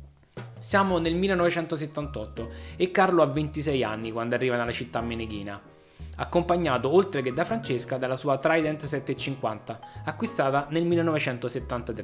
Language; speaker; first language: Italian; native; Italian